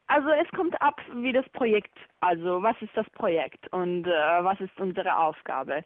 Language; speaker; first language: German; non-native, learner; Bosnian